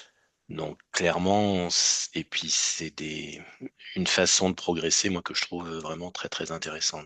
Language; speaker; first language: French; native; French